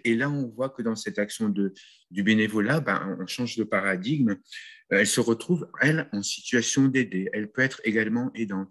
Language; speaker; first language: French; native; French